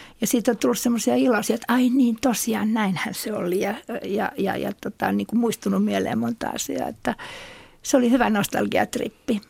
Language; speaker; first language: Finnish; native; Finnish